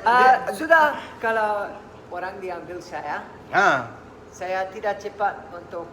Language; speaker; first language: Indonesian; non-native, learner; Dutch